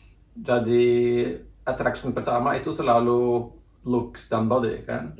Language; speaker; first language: Indonesian; non-native, fluent; Norwegian